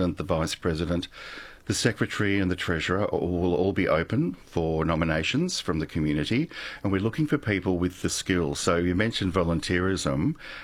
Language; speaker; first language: English; native; English